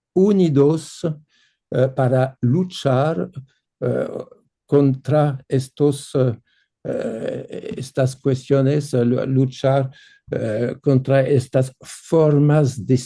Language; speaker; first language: Spanish; non-native, fluent; French